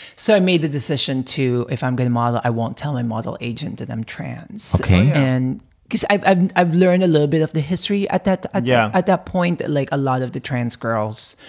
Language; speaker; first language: English; non-native, local second language; Filipino